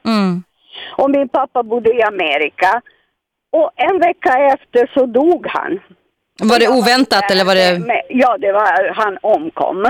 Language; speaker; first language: Swedish; non-native, fluent; Serbian